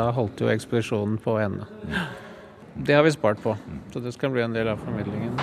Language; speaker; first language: Norwegian; native; Norwegian